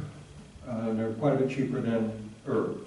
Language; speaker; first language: English; native; English